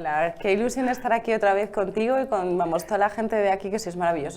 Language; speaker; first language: Spanish; native; Spanish